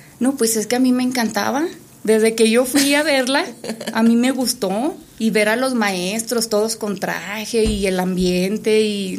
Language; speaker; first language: Spanish; native; Spanish